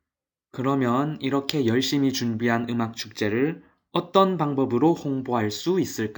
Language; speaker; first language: Korean; native; Korean